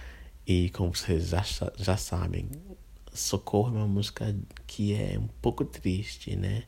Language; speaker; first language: Portuguese; non-native, fluent; English